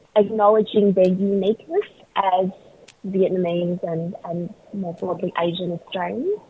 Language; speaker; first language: English; early bilingual, other home language; Vietnamese